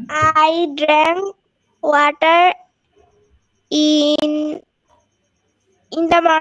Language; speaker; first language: English; non-native, learner; Bangla